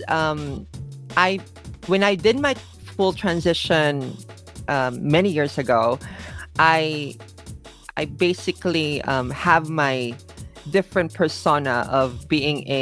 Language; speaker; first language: English; non-native, local second language; Filipino